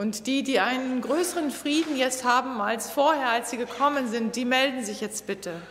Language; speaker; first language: German; native; German